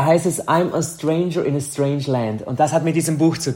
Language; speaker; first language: German; native; German